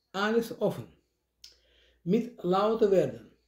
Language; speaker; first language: German; non-native, learner; Russian